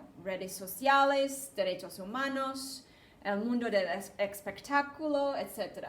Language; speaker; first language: Spanish; non-native, fluent; English